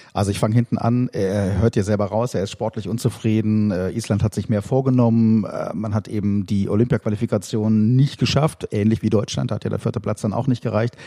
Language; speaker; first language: German; native; German